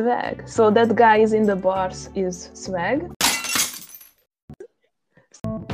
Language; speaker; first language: English; non-native, fluent; Hungarian